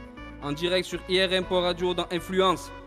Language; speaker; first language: French; native; French